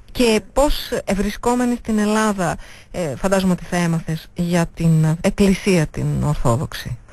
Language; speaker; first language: Greek; native; Greek